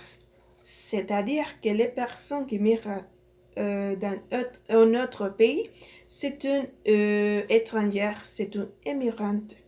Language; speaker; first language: French; non-native, learner; Spanish